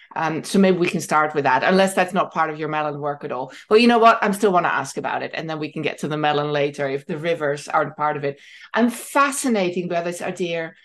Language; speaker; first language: English; non-native, fluent; Dutch